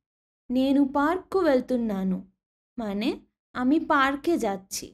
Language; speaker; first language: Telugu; non-native, learner; Bangla